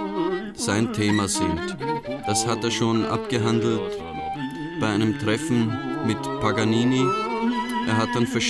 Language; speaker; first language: German; native; German